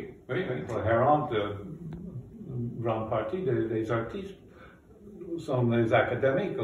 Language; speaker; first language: French; non-native, fluent; English